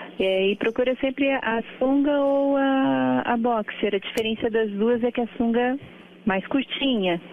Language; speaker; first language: Portuguese; native; Portuguese